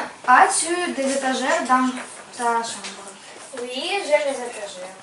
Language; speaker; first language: French; non-native, learner; Ukrainian